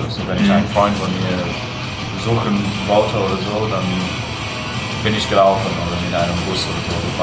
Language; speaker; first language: German; non-native, fluent; English